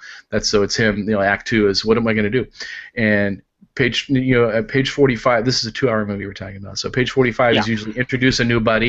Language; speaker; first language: English; native; English